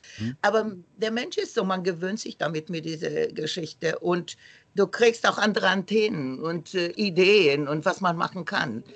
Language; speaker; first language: German; non-native, fluent; Romanian